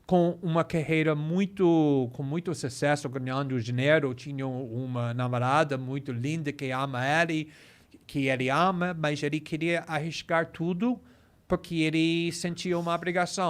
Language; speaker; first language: Portuguese; non-native, fluent; English